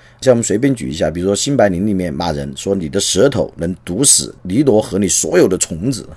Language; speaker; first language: Chinese; native; Chinese